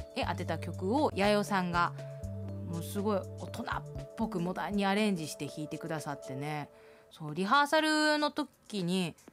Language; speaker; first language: Japanese; early bilingual, heritage; Japanese